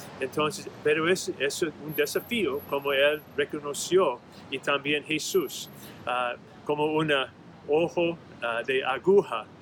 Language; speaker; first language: Spanish; non-native, fluent; English